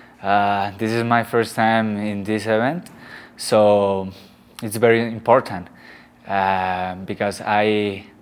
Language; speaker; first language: English; non-native, learner; Spanish